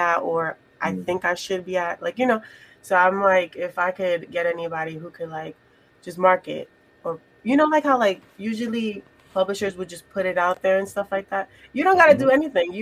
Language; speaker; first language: English; native; English